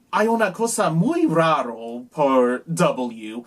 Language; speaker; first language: Spanish; non-native, learner; English